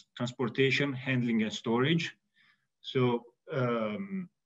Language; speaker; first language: English; non-native, fluent; Italian